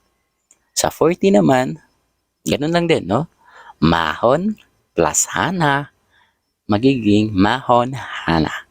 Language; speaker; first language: Filipino; native; Filipino